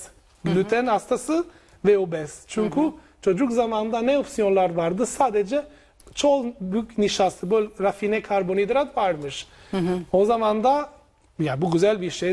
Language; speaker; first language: Turkish; non-native, learner; Italian